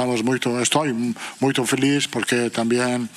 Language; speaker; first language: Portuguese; non-native, learner; Italian